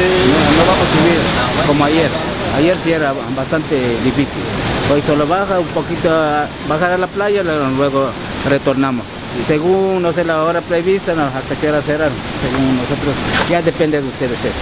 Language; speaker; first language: Spanish; non-native, local second language; Quechua